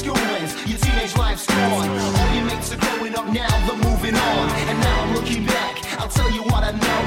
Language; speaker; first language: English; native; English